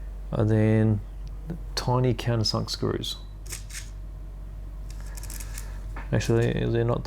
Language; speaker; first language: English; native; English